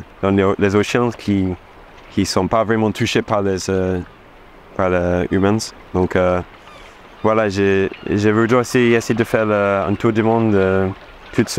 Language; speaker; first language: French; non-native, fluent; English